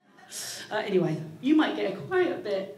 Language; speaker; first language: English; native; English